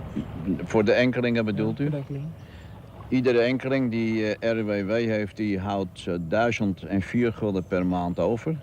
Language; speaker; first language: Dutch; native; Dutch